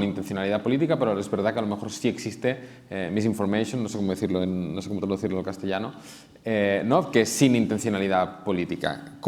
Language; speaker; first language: Spanish; non-native, local second language; Catalan